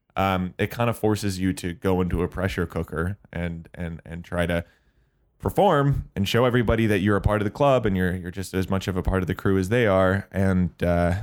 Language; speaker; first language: English; native; English